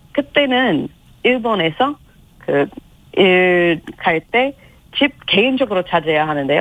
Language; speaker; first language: Korean; non-native, fluent; English